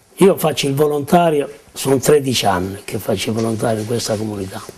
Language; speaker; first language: Italian; native; Italian